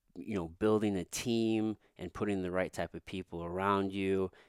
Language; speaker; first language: English; native; English